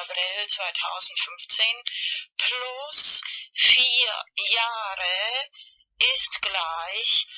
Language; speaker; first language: German; non-native, fluent; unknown